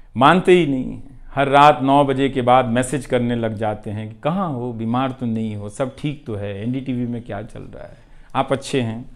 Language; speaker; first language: Hindi; non-native, local second language; Bhojpuri